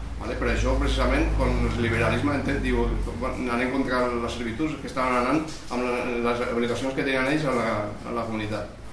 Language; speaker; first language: Catalan; non-native, local second language; Spanish